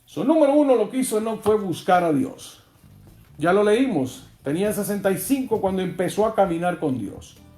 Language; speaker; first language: Spanish; native; Spanish